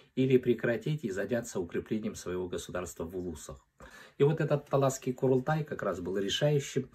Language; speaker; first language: Russian; non-native, local second language; Kazakh